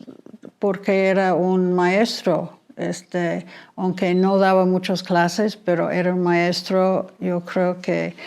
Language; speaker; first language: Spanish; non-native, fluent; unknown